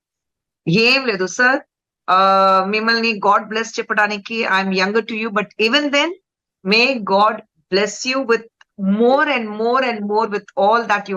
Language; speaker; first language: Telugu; non-native, fluent; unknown